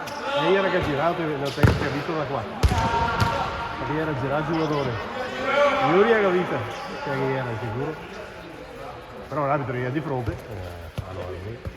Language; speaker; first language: Italian; native; Italian